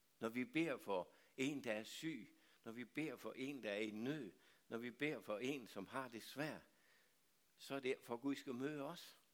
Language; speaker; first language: Danish; native; Danish